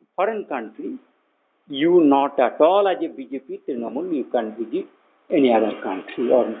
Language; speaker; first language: English; non-native, local second language; Bangla